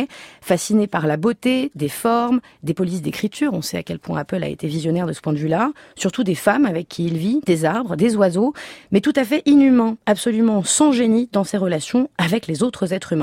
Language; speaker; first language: French; native; French